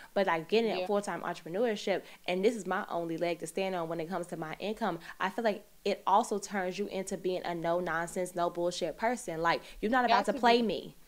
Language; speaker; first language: English; native; English